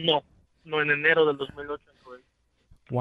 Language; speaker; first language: Spanish; native; Spanish